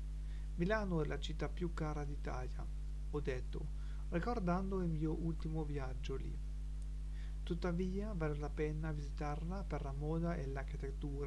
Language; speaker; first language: Italian; non-native, learner; German